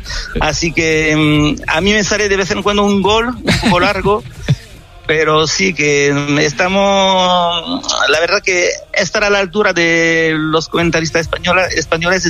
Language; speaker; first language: Spanish; non-native, fluent; French